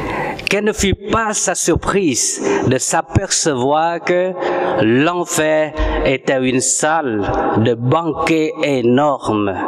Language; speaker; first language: French; non-native, fluent; Vietnamese